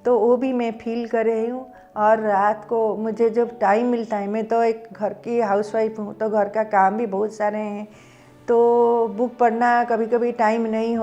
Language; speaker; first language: Hindi; non-native, local second language; Odia